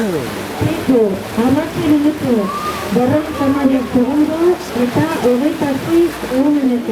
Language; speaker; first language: Basque; native; Basque